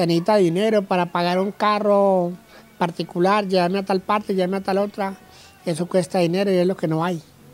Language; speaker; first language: Spanish; native; Spanish